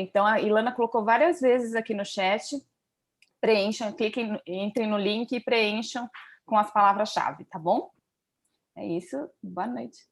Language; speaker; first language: Portuguese; native; Portuguese